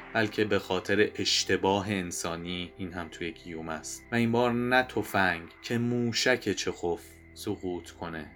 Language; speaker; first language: Persian; native; Persian